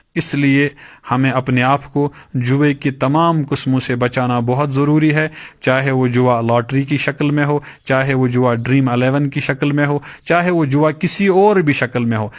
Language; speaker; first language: Urdu; non-native, local second language; Kashmiri